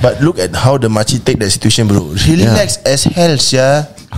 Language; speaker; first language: English; non-native, local second language; Malay